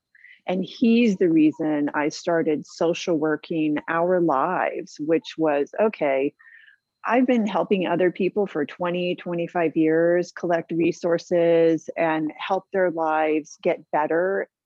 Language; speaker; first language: English; native; English